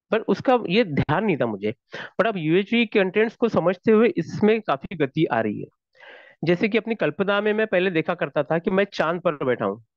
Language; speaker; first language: Hindi; non-native, local second language; Marathi